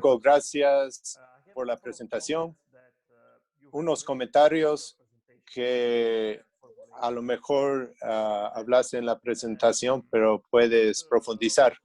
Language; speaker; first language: Spanish; non-native, fluent; English